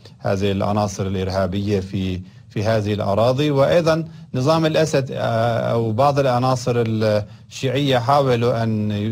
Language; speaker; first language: Arabic; non-native, fluent; Turkish